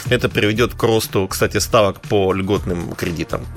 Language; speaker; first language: Russian; native; Russian